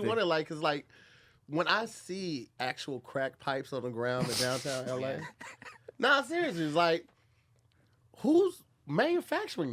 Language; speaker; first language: English; native; English